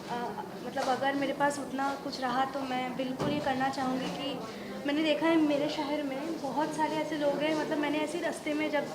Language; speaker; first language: Hindi; non-native, local second language; Bangla